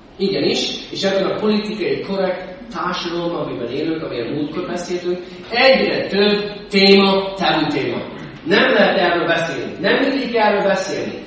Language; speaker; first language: Hungarian; non-native, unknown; English